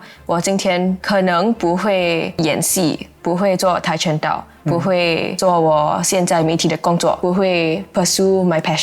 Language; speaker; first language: Chinese; non-native, local second language; English